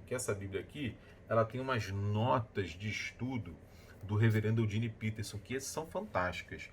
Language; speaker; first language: Portuguese; native; Portuguese